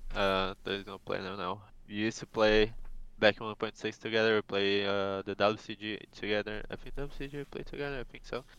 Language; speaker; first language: English; non-native, fluent; Portuguese